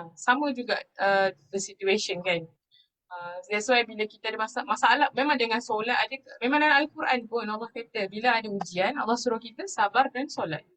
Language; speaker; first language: Malay; non-native, local second language; Tamil